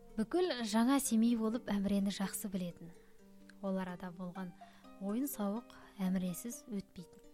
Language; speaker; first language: Kazakh; native; Kazakh